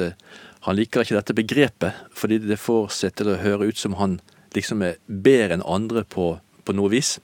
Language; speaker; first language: Norwegian; native; Norwegian